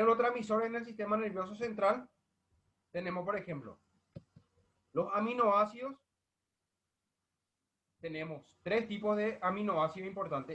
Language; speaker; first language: Spanish; native; Spanish